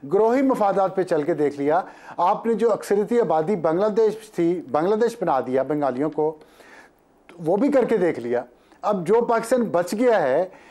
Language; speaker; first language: Urdu; non-native, local second language; Punjabi